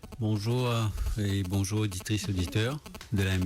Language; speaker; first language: French; non-native, local second language; Morisyen